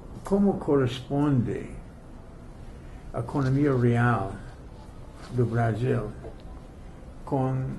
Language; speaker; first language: Portuguese; non-native, fluent; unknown